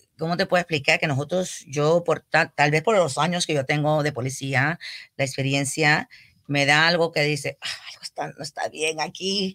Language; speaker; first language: Spanish; early bilingual, heritage; Spanish